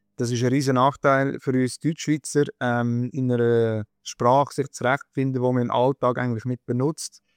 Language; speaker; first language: German; early bilingual, other home language; Croatian